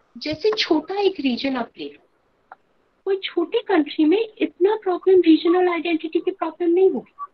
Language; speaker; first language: Hindi; non-native, local second language; Bangla